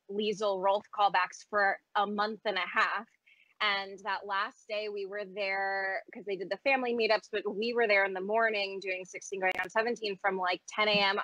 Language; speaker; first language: English; native; English